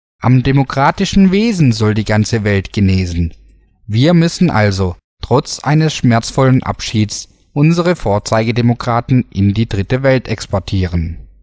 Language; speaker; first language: German; native; German